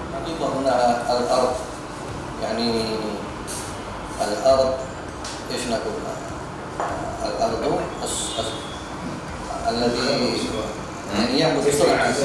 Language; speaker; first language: Arabic; non-native, learner; Indonesian